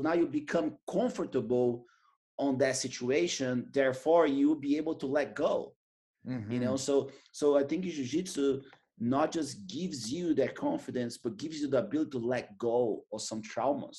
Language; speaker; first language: English; non-native, fluent; Portuguese